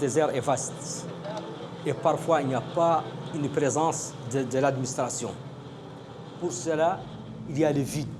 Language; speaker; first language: French; non-native, local second language; Arabic